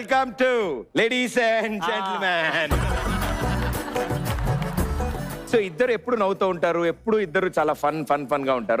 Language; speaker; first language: Telugu; native; Telugu